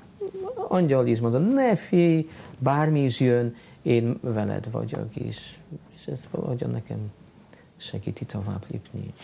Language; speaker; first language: Hungarian; non-native, fluent; Polish